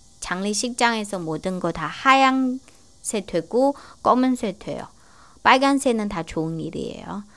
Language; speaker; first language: Korean; non-native, learner; Chinese